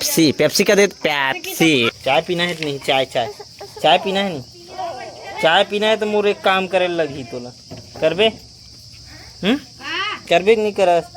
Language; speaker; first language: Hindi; non-native, local second language; Chhattisgarhi